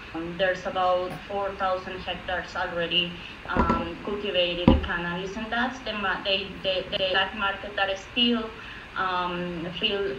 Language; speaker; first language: English; non-native, fluent; Spanish